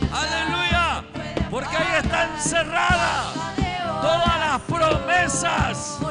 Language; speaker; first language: Spanish; native; Spanish